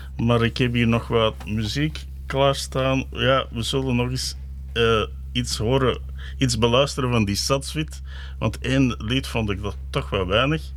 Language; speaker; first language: Dutch; native; Dutch